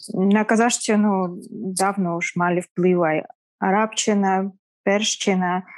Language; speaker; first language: Slovak; non-native, fluent; Kazakh